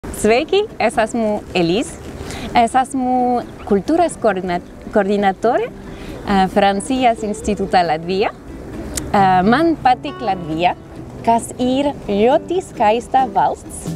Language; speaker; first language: Latvian; non-native, learner; French